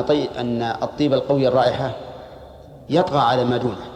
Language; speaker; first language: Arabic; native; Arabic